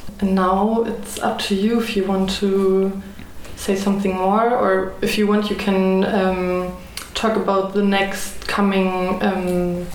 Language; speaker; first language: English; non-native, fluent; German